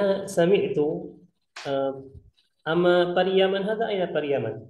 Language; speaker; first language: Arabic; non-native, fluent; Indonesian